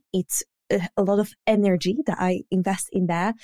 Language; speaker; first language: English; non-native, fluent; Polish